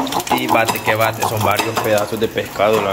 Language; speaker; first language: Spanish; native; Spanish